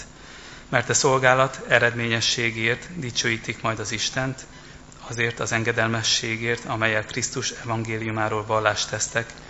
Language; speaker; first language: Hungarian; native; Hungarian